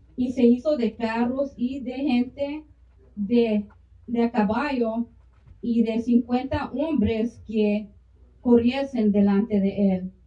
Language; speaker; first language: Spanish; early bilingual, heritage; Spanish